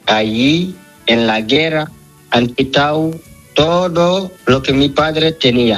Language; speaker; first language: Spanish; non-native, learner; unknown